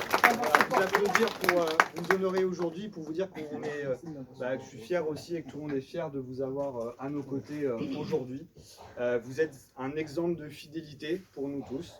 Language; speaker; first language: French; native; French